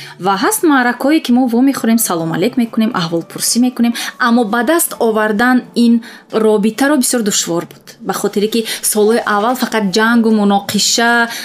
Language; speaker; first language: Tajik; non-native, local second language; Russian